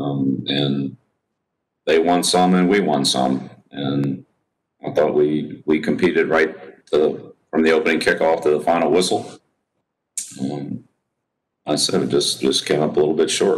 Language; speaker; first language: English; native; English